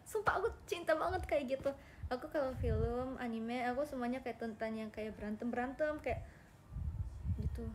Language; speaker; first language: Indonesian; non-native, learner; Japanese